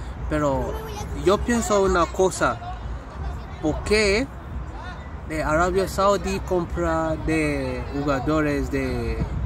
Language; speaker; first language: Spanish; non-native, learner; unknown